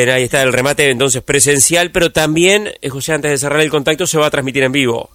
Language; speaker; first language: Spanish; native; Spanish